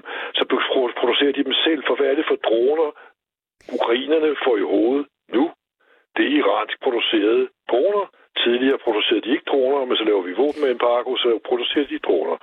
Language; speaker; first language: Danish; native; Danish